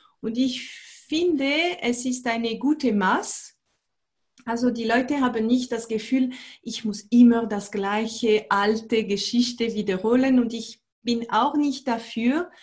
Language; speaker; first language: German; non-native, fluent; French